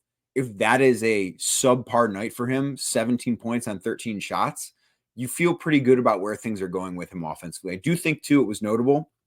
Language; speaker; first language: English; native; English